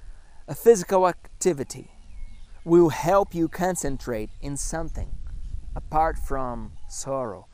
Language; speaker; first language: English; non-native, fluent; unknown